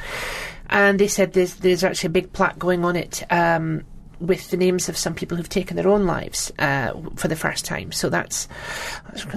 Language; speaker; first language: English; native; English